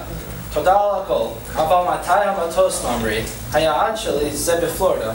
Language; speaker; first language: Hebrew; non-native, learner; English